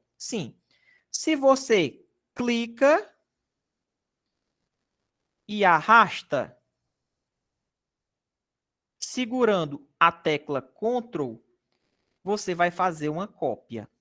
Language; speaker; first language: Portuguese; native; Portuguese